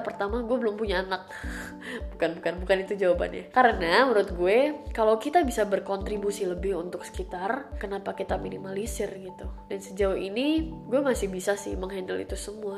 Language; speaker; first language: Indonesian; native; Indonesian